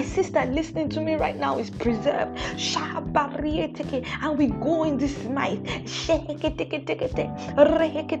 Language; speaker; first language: English; non-native, local second language; Yoruba